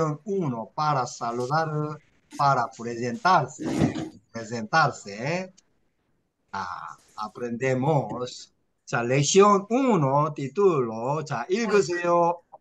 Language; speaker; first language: Spanish; non-native, learner; Korean